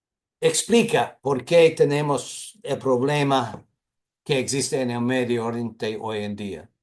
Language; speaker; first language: Spanish; non-native, fluent; English